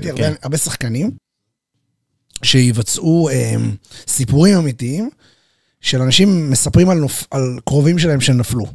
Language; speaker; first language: Hebrew; native; Hebrew